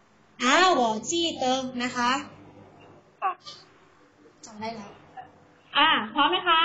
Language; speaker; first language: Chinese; non-native, learner; Thai